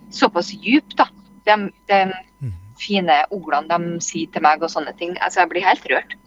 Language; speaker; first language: Norwegian; native; Norwegian